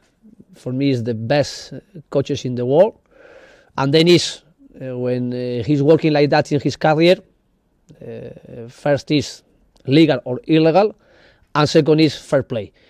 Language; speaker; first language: English; non-native, learner; Spanish